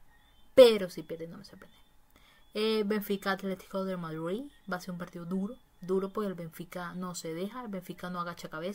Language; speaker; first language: Spanish; native; Spanish